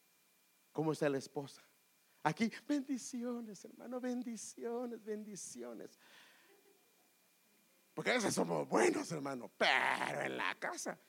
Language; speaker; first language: Spanish; native; Spanish